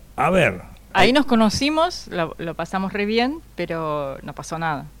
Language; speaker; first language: Spanish; non-native, fluent; Russian